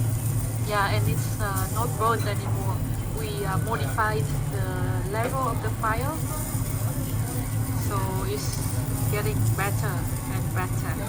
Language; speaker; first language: English; non-native, fluent; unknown